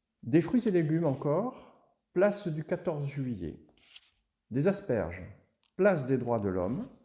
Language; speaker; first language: French; native; French